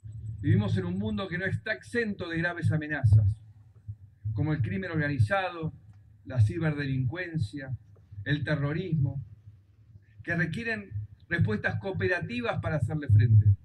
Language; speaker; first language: Spanish; native; Spanish